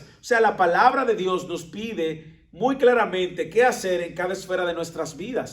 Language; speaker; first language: Spanish; native; Spanish